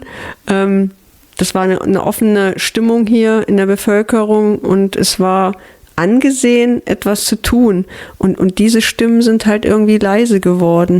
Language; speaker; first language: German; native; German